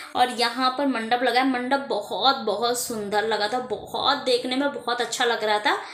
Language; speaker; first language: Hindi; native; Hindi